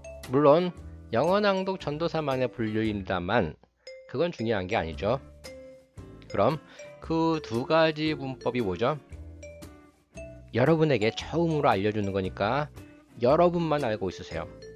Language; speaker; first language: Korean; native; Korean